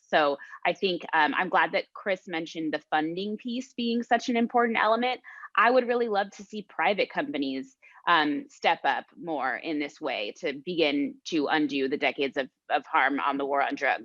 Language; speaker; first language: English; native; English